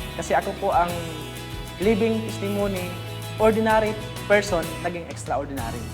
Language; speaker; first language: Filipino; non-native, local second language; Cebuano